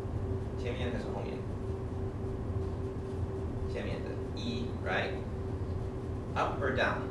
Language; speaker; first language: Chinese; non-native, fluent; English